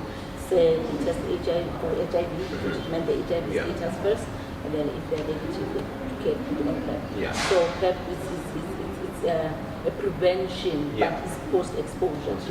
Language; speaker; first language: English; non-native, local second language; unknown